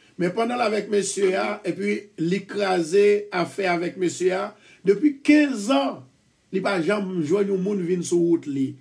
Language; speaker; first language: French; non-native, local second language; Haitian Creole